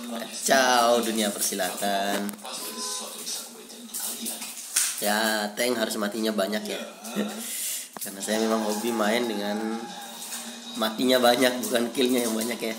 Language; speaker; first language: Indonesian; native; Indonesian